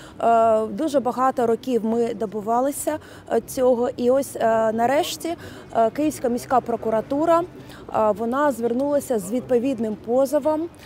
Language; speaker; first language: Ukrainian; native; Ukrainian